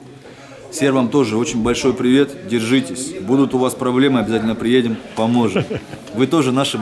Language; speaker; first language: Russian; native; Russian